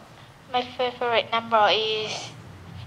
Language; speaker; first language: English; non-native, learner; Vietnamese